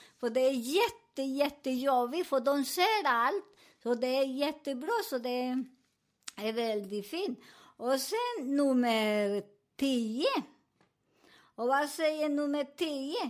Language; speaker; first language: Swedish; non-native, learner; Spanish